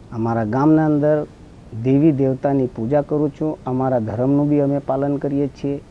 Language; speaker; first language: Gujarati; native; Gujarati